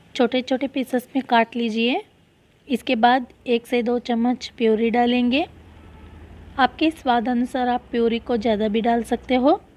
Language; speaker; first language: Hindi; non-native, local second language; Kannada